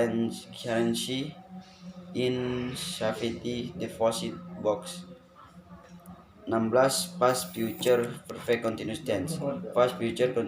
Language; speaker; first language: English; non-native, learner; Indonesian